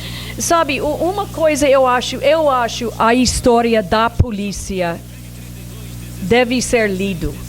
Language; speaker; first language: Portuguese; non-native, fluent; English